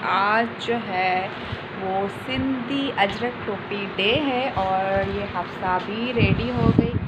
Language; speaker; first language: Urdu; non-native, local second language; Sindhi